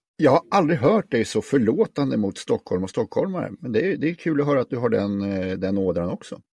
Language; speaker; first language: Swedish; native; Swedish